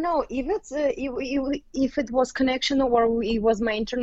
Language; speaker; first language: English; non-native, fluent; Uzbek